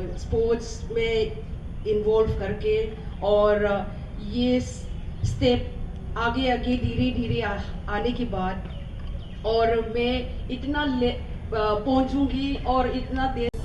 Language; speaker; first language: Hindi; non-native, local second language; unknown